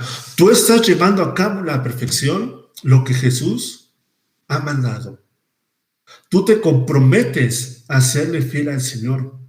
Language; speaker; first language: Spanish; native; Spanish